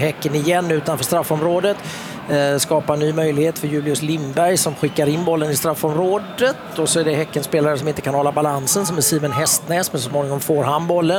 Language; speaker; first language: Swedish; native; Swedish